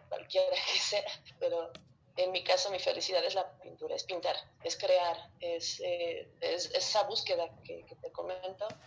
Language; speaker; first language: Spanish; early bilingual, other home language; Russian